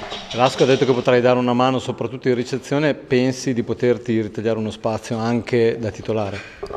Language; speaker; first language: Italian; native; Italian